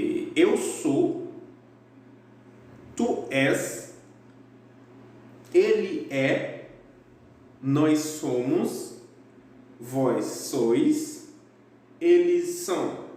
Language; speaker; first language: Portuguese; non-native, fluent; Haitian Creole